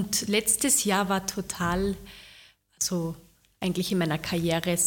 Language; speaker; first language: German; native; German